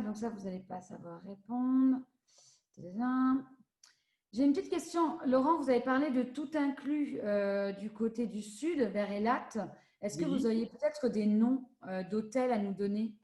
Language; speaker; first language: French; native; French